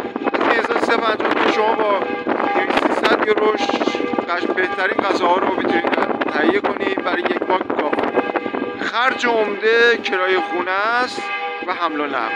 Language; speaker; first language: Persian; native; Persian